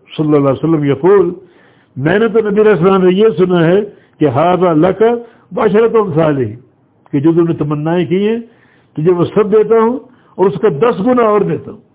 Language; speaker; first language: Urdu; native; Urdu